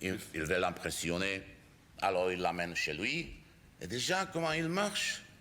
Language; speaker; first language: French; non-native, fluent; Czech